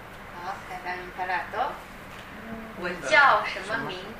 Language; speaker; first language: Italian; non-native, fluent; Chinese